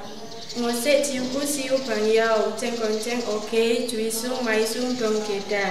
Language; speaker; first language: Cantonese; non-native, learner; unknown